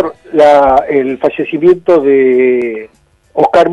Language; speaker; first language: Spanish; native; Spanish